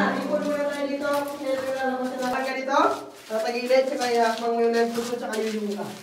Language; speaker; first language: Filipino; non-native, local second language; Bikol